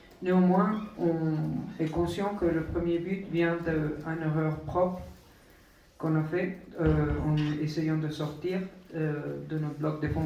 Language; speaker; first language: French; non-native, fluent; Spanish